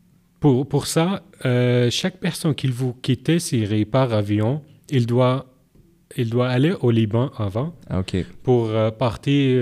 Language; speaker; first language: French; non-native, learner; Arabic